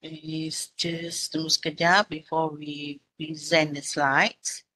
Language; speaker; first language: English; non-native, local second language; Malay